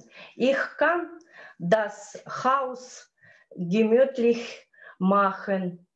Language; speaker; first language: German; non-native, learner; Russian